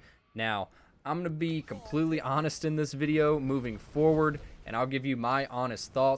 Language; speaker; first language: English; native; English